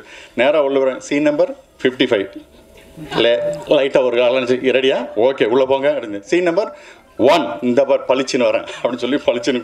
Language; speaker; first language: Tamil; native; Tamil